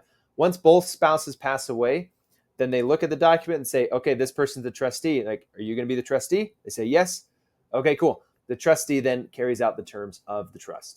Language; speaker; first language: English; native; English